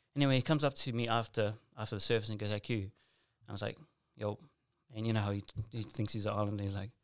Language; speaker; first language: English; native; English